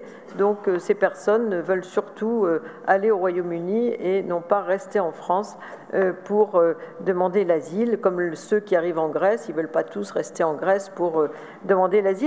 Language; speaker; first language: French; native; French